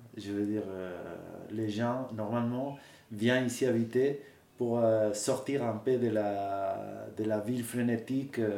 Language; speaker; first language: French; non-native, fluent; Spanish